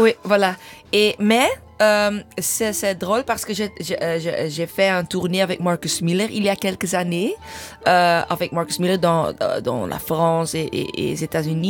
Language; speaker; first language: French; non-native, learner; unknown